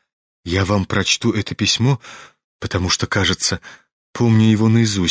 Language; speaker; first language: Russian; native; Russian